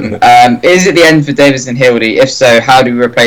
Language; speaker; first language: English; native; English